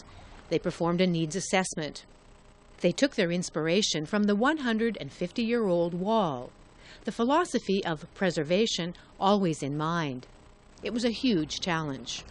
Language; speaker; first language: English; native; English